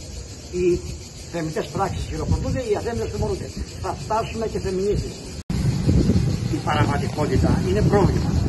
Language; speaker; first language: Greek; native; Greek